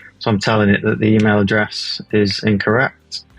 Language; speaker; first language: English; native; English